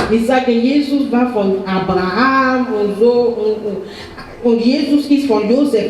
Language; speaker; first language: German; non-native, fluent; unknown